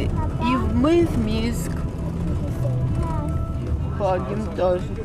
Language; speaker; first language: Russian; non-native, learner; Bulgarian